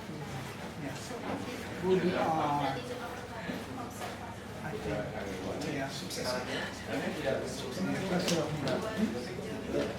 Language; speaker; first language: English; non-native, learner; Indonesian